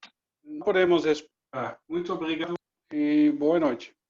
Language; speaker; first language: Portuguese; non-native, learner; Dutch